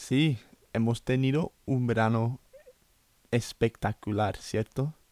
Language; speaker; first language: Spanish; non-native, fluent; English